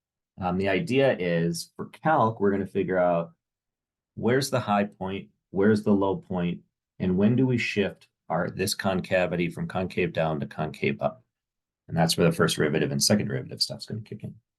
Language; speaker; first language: English; native; English